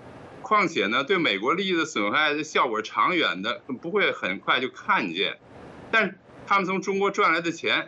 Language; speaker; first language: Chinese; native; Chinese